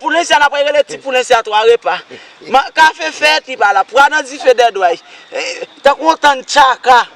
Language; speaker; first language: Haitian Creole; native; Haitian Creole